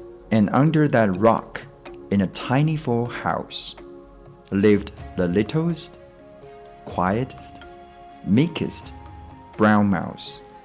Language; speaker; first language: English; non-native, fluent; Chinese